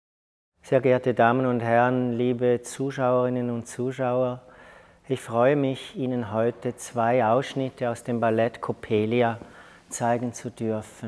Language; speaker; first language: German; native; German